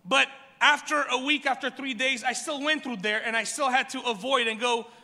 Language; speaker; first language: English; early bilingual, other home language; Romanian